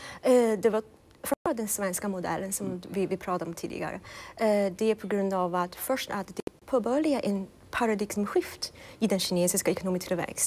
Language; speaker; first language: Swedish; non-native, fluent; Chinese